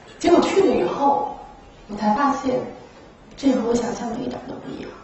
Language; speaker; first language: Chinese; native; Chinese